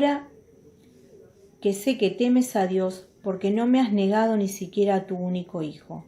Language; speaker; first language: Spanish; native; Spanish